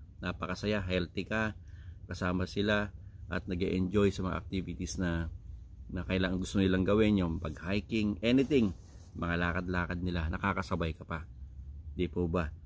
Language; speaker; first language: Filipino; non-native, local second language; Iloko